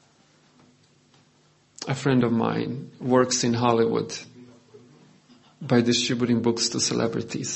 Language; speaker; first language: English; non-native, fluent; Croatian